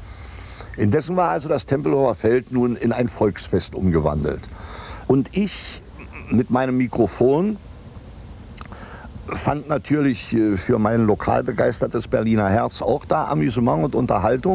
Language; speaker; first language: German; native; German